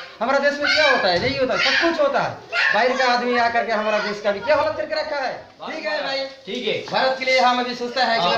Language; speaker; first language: Hindi; non-native, local second language; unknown